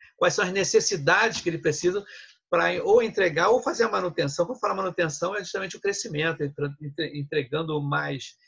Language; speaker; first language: Portuguese; native; Portuguese